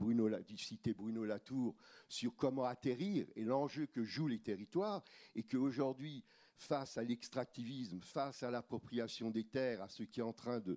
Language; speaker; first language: French; native; French